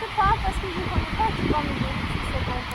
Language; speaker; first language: French; non-native, learner; Portuguese